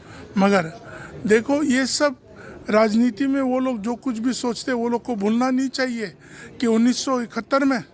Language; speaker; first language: Hindi; non-native, local second language; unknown